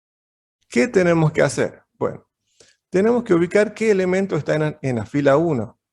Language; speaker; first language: Spanish; native; Spanish